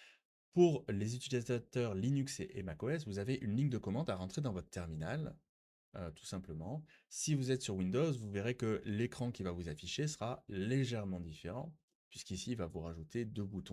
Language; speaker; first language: French; native; French